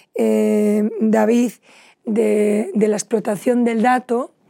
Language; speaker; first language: Spanish; native; Spanish